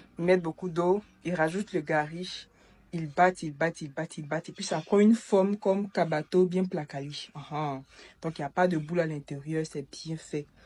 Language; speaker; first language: French; native; French